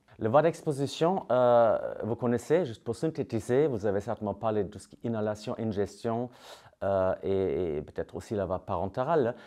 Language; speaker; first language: French; native; French